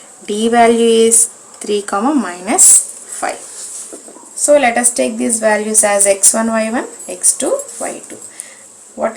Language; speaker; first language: English; non-native, local second language; Telugu